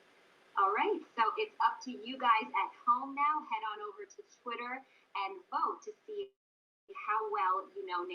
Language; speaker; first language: English; native; English